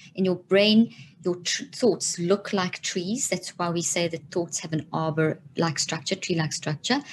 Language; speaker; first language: English; native; English